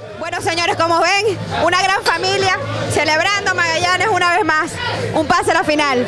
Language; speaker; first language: Spanish; native; Spanish